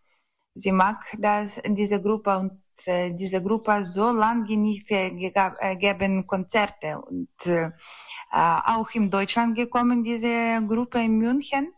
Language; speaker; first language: German; non-native, learner; Ukrainian